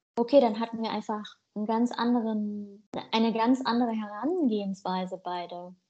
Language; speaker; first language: German; native; German